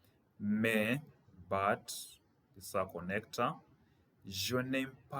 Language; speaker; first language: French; non-native, fluent; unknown